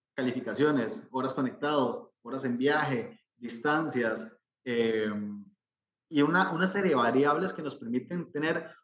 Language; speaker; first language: Spanish; native; Spanish